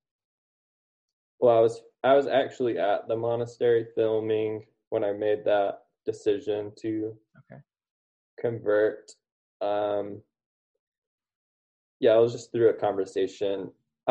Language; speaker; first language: English; native; English